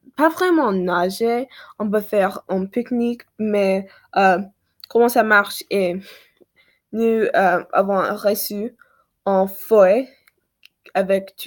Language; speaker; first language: French; non-native, learner; English